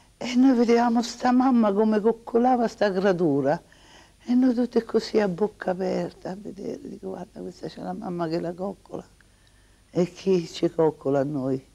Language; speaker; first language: Italian; native; Italian